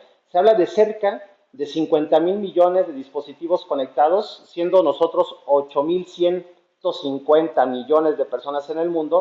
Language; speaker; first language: Spanish; native; Spanish